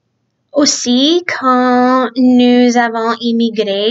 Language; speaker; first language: French; early bilingual, other home language; Czech